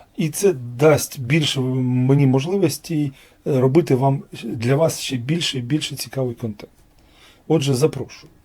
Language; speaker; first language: Ukrainian; non-native, local second language; Russian